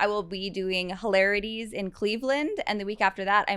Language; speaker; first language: English; native; English